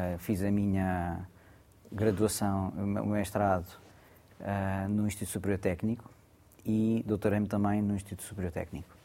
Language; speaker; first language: Portuguese; early bilingual, other home language; Gujarati